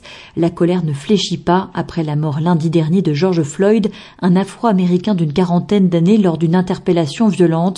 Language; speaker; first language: French; native; French